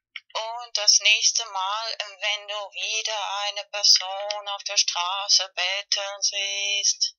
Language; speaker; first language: German; non-native, fluent; Spanish